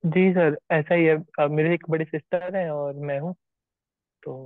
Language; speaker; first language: Hindi; native; Hindi